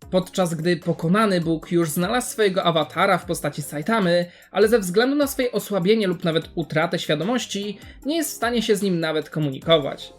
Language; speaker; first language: Polish; native; Polish